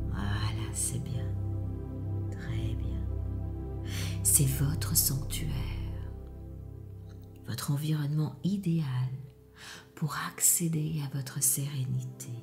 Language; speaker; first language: French; native; French